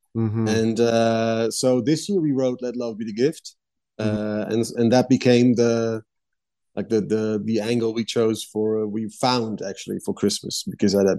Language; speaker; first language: English; non-native, fluent; Dutch